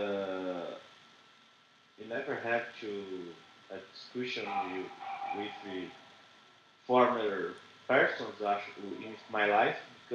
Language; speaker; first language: English; non-native, learner; Portuguese